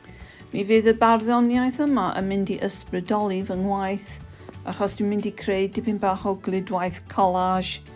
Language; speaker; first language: Welsh; non-native, local second language; English